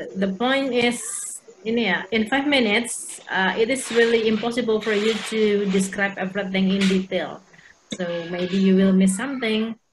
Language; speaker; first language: English; non-native, fluent; Indonesian